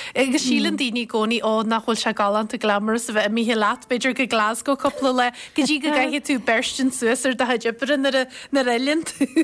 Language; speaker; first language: Irish; native; Irish